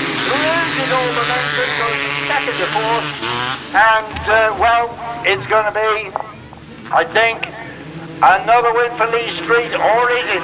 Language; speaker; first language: English; native; English